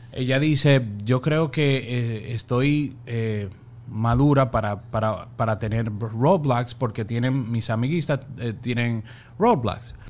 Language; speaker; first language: Spanish; native; Spanish